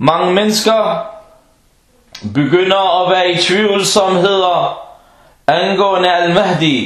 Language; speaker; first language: Danish; early bilingual, other home language; Arabic